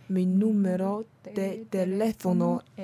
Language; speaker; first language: Spanish; non-native, learner; Chinese